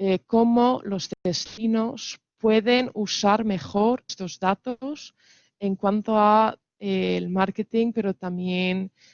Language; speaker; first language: Spanish; non-native, fluent; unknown